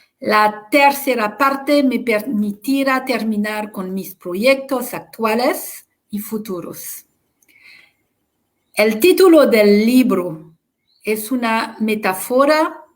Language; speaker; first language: Spanish; non-native, fluent; French